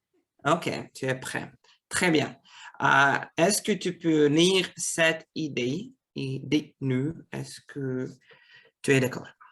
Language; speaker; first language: French; non-native, fluent; Russian